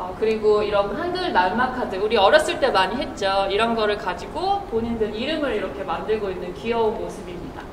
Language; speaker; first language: Korean; native; Korean